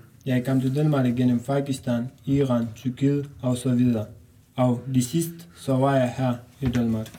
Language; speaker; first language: Danish; non-native, learner; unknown